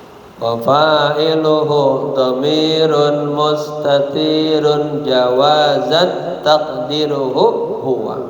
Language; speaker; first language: Arabic; non-native, fluent; Indonesian